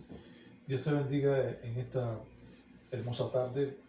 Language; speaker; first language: Spanish; native; Spanish